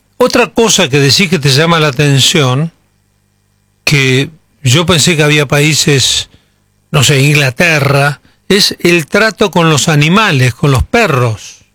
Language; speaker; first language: Spanish; native; Spanish